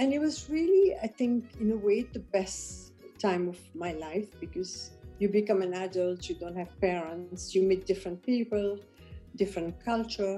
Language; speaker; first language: English; non-native, local second language; Kachhi